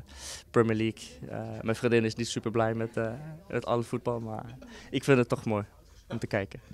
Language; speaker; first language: Dutch; non-native, fluent; Danish